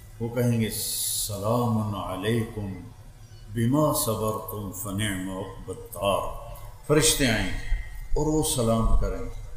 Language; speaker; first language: Urdu; non-native, local second language; Punjabi